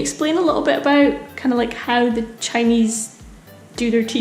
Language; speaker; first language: English; native; English